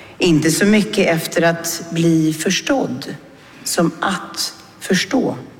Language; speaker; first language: Swedish; native; Swedish